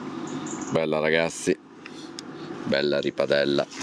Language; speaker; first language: Italian; native; Italian